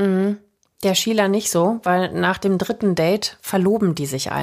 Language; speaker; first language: German; native; German